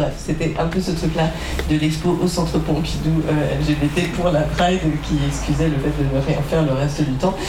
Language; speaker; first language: French; native; French